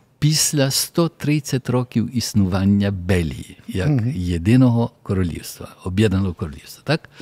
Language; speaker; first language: Ukrainian; early bilingual, heritage; Ukrainian